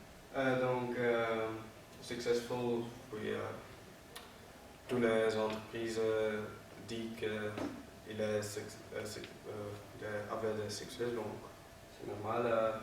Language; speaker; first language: French; non-native, learner; Dutch